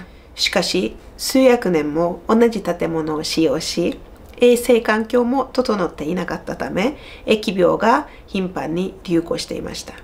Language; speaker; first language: Japanese; non-native, fluent; Hungarian